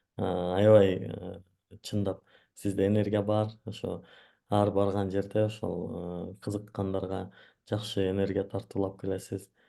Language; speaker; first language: Kyrgyz; native; Kyrgyz